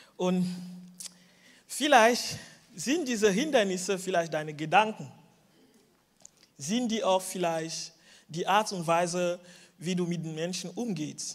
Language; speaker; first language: German; non-native, fluent; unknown